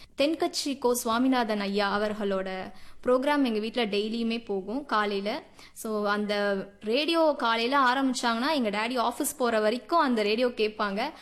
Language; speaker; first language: Tamil; native; Tamil